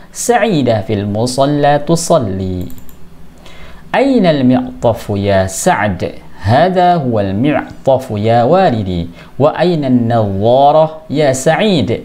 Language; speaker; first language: Arabic; non-native, fluent; Indonesian